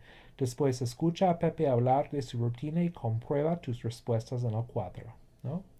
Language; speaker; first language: Spanish; non-native, fluent; English